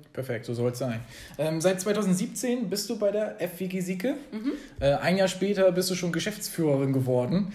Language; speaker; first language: German; native; German